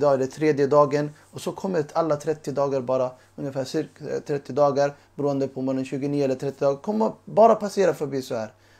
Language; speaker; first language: Swedish; early bilingual, other home language; Urdu